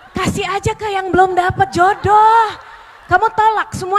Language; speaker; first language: Indonesian; native; Indonesian